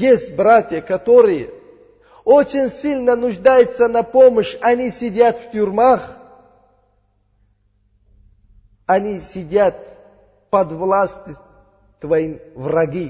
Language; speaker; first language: Russian; non-native, learner; Uzbek